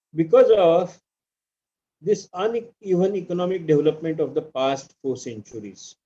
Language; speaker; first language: English; non-native, local second language; Marathi